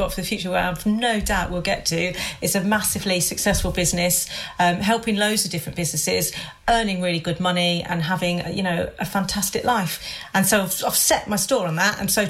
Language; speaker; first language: English; native; English